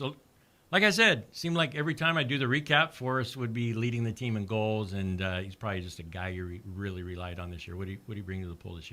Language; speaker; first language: English; native; English